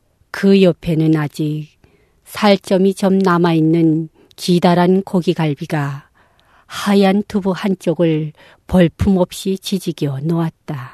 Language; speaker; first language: Korean; non-native, local second language; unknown